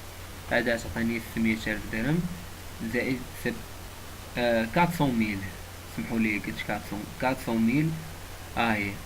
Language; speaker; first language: Arabic; native; Arabic